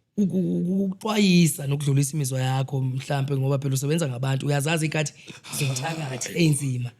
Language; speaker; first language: Zulu; native; Zulu